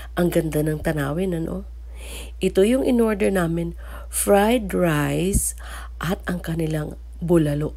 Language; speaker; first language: Filipino; native; Filipino